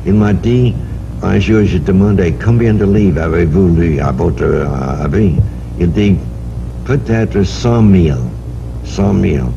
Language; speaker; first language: French; non-native, learner; English